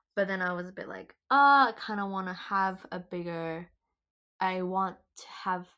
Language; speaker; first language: English; non-native, fluent; Indonesian